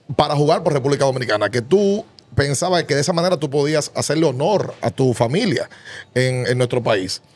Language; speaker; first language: Spanish; native; Spanish